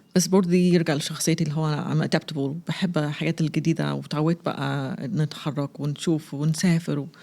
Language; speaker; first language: Egyptian Arabic; early bilingual, heritage; Arabic